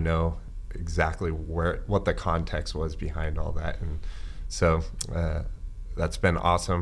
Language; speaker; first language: English; native; English